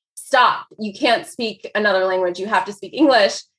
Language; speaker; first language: English; native; English